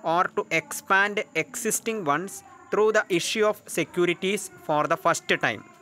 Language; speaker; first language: English; non-native, local second language; Malayalam